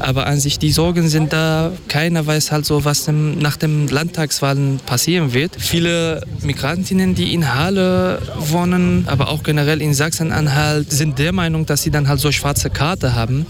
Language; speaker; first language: German; non-native, fluent; Kurdish